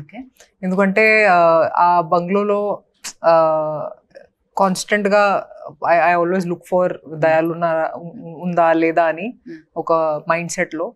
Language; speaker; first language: Telugu; non-native, fluent; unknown